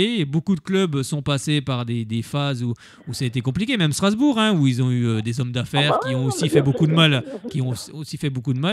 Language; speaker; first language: French; native; French